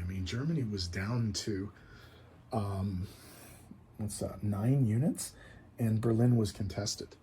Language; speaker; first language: English; native; English